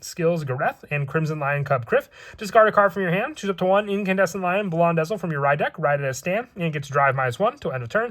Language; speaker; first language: English; native; English